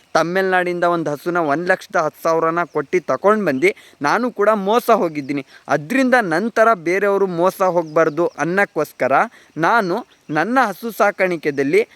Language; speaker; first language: Kannada; native; Kannada